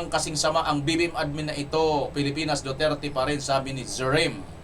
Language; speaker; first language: Filipino; native; Filipino